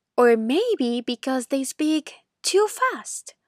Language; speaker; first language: English; non-native, fluent; Spanish